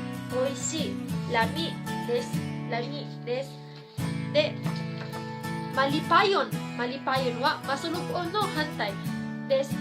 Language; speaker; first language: Japanese; non-native, fluent; Filipino